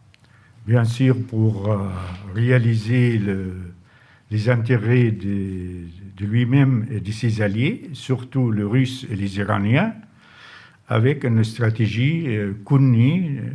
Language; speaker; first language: French; non-native, fluent; Arabic